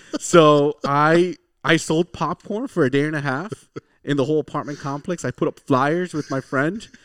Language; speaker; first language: English; early bilingual, other home language; Spanish